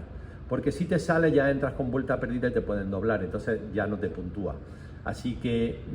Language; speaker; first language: Spanish; native; Spanish